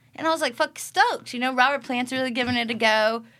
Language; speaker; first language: English; native; English